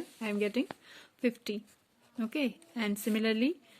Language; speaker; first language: English; non-native, local second language; Hindi